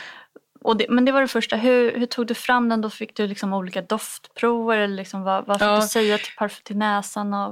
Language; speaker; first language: Swedish; native; Swedish